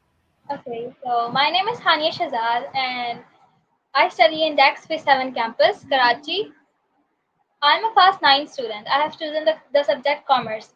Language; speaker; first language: English; non-native, local second language; Urdu